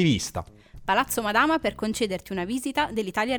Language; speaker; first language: Italian; native; Italian